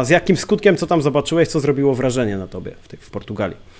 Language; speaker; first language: Polish; native; Polish